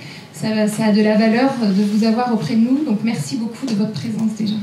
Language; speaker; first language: French; native; French